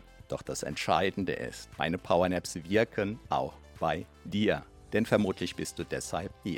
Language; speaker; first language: German; native; German